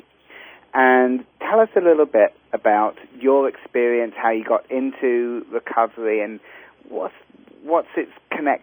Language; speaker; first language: English; native; English